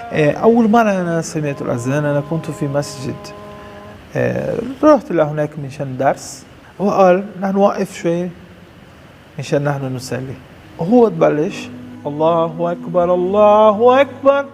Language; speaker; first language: Arabic; non-native, learner; Portuguese